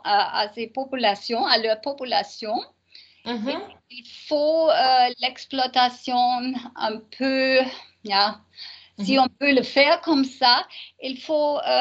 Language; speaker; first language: French; non-native, learner; German